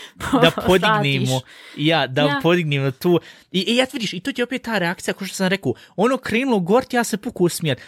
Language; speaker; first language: Bosnian; early bilingual, heritage; Bosnian